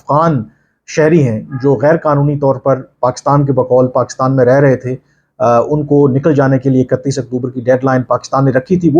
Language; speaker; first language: Urdu; native; Urdu